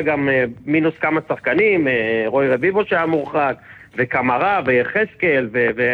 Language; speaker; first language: Hebrew; native; Hebrew